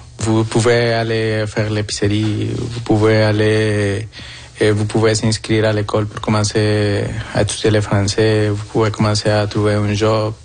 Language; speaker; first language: French; non-native, fluent; Spanish